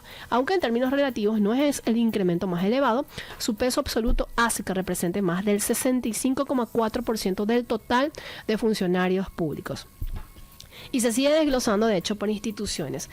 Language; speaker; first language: Spanish; native; Spanish